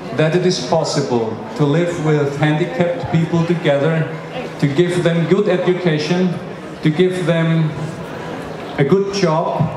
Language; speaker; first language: English; non-native, fluent; German